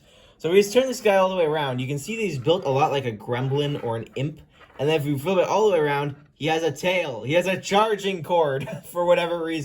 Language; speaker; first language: English; native; English